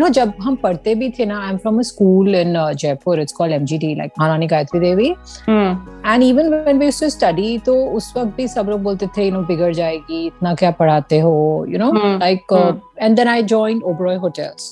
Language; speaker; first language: English; non-native, local second language; Hindi